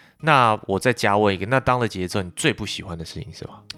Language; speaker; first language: Chinese; native; Chinese